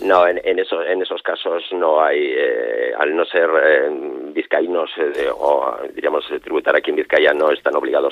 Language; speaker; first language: Spanish; native; Spanish